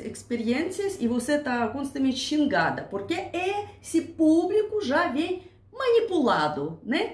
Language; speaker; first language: Portuguese; non-native, learner; Russian